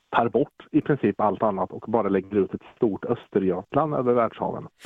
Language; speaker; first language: Swedish; native; Swedish